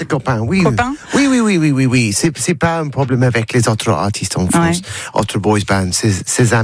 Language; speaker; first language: French; non-native, learner; English